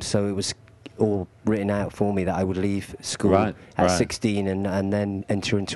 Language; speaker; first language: English; native; English